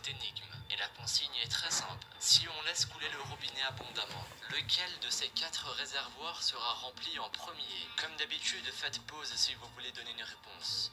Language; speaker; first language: French; native; French